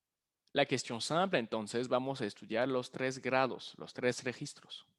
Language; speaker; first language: Spanish; non-native, fluent; French